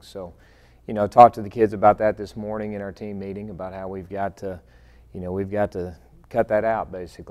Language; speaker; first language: English; native; English